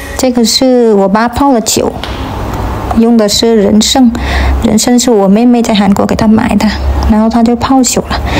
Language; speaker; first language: Chinese; non-native, fluent; Vietnamese